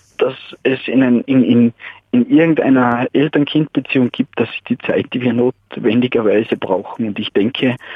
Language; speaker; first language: German; native; German